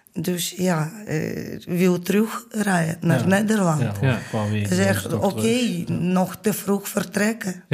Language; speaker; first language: Dutch; non-native, learner; Ukrainian